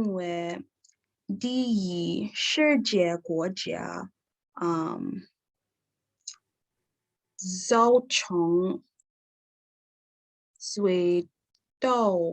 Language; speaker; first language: Chinese; non-native, learner; English